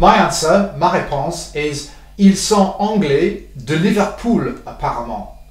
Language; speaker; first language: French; non-native, fluent; English